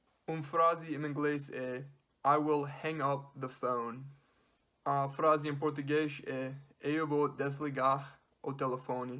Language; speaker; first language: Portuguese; non-native, learner; English